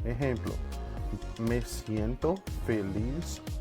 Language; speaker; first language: Spanish; non-native, fluent; Portuguese